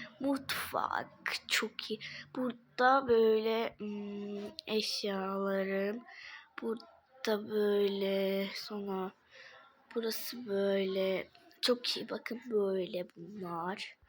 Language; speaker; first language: Turkish; non-native, learner; Azerbaijani